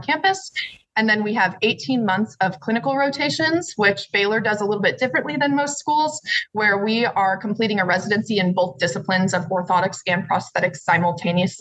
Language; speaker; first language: English; native; English